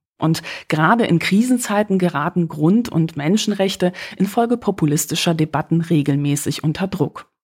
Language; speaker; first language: German; early bilingual, other home language; Polish